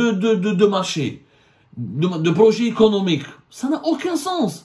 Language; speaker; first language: French; non-native, local second language; Arabic